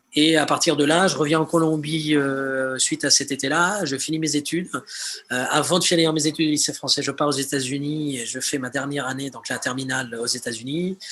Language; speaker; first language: French; early bilingual, heritage; French